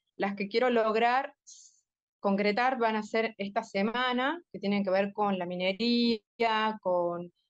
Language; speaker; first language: Spanish; native; Spanish